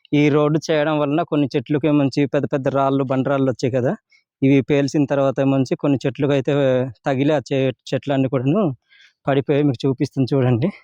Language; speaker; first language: Telugu; non-native, local second language; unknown